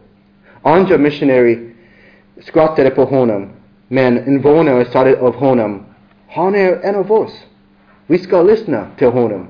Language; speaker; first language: Swedish; non-native, learner; English